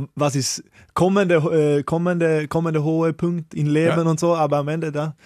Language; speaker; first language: German; non-native, fluent; Swedish